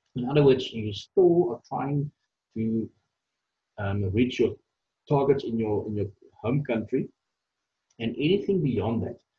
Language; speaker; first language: English; non-native, local second language; Afrikaans